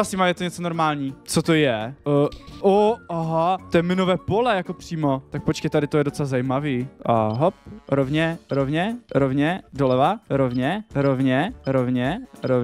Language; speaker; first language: Czech; native; Czech